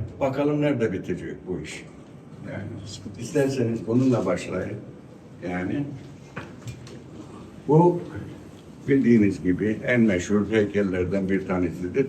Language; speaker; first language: Turkish; early bilingual, heritage; Turkish